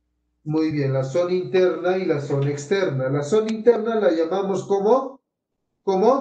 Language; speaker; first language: Spanish; native; Spanish